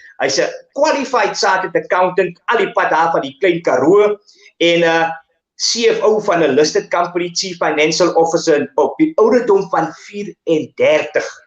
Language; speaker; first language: Afrikaans; native; Afrikaans